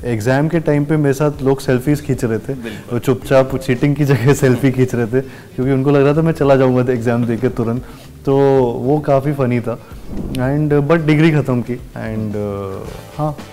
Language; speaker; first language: Hindi; native; Hindi